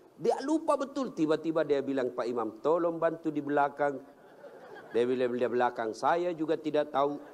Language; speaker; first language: Indonesian; native; Indonesian